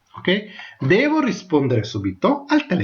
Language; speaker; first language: Italian; non-native, learner; Tamil